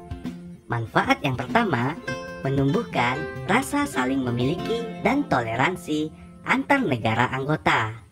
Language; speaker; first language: Indonesian; native; Indonesian